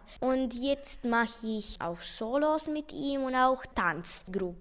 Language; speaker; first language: German; non-native, local second language; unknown